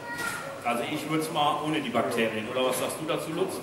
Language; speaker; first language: German; native; German